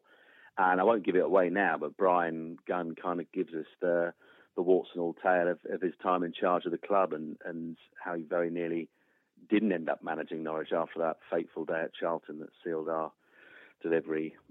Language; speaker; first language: English; native; English